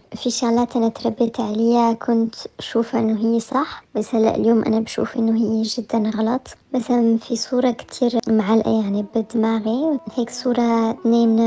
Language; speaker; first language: Arabic; early bilingual, heritage; French